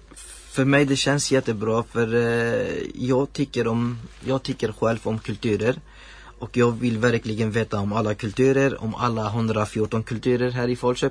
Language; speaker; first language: Swedish; non-native, learner; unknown